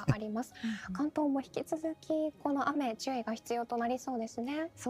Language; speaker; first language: Japanese; native; Japanese